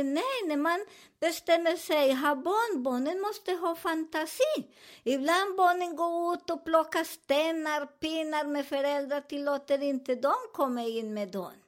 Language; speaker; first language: Swedish; non-native, learner; Spanish